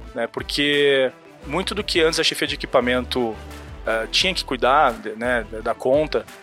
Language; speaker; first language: Portuguese; native; Portuguese